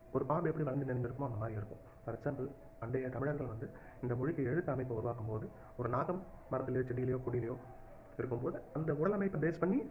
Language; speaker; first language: Tamil; non-native, local second language; Telugu